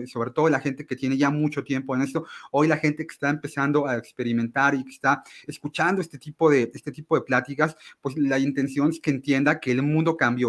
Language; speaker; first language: Spanish; native; Spanish